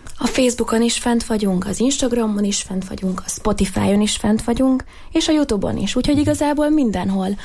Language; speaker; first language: Hungarian; native; Hungarian